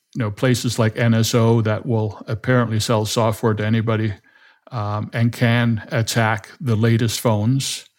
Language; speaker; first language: English; non-native, fluent; Danish